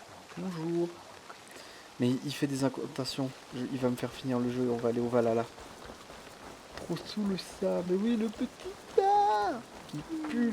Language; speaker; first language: French; native; French